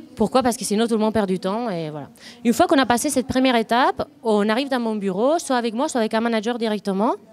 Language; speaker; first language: French; non-native, fluent; Spanish